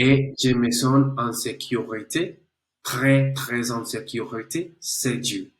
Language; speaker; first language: French; non-native, learner; Spanish